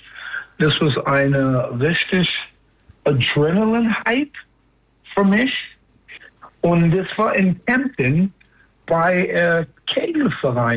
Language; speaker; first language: German; non-native, fluent; English